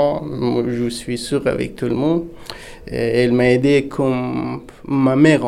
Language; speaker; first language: French; non-native, learner; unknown